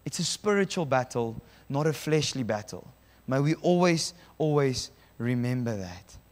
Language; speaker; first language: English; non-native, local second language; Afrikaans